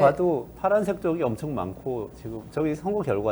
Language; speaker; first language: Korean; native; Korean